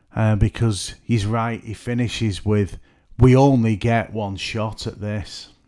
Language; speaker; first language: English; native; English